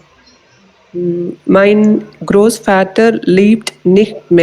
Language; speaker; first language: German; non-native, learner; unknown